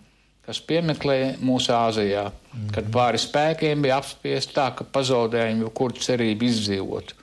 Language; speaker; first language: Latvian; non-native, learner; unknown